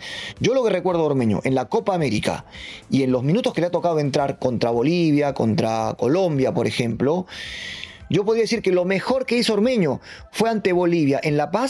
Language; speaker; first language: Spanish; native; Spanish